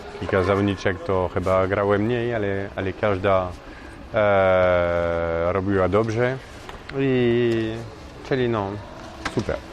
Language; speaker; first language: Polish; non-native, fluent; French